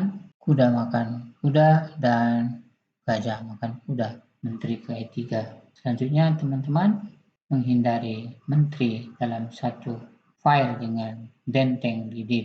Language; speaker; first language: Indonesian; native; Indonesian